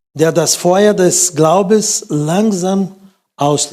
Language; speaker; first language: German; non-native, fluent; Portuguese